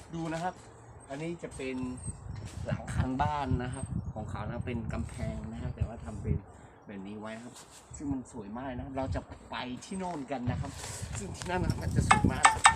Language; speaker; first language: Thai; non-native, local second language; Akha